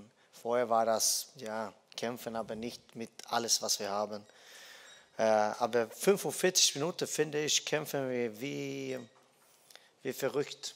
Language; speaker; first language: German; non-native, fluent; Dutch